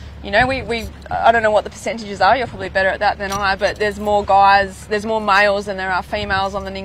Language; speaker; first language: English; native; English